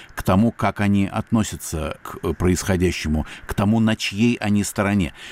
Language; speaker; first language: Russian; native; Russian